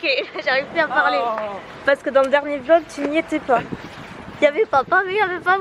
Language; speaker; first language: French; native; French